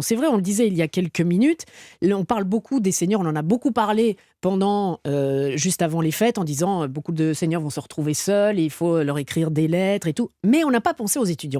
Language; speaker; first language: French; native; French